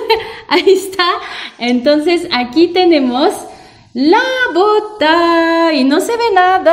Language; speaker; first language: Spanish; non-native, fluent; French